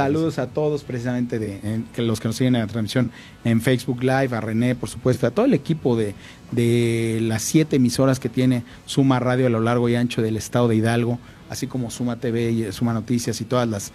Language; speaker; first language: Spanish; native; Spanish